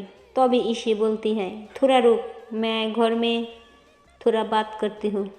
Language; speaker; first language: Hindi; non-native, local second language; Bangla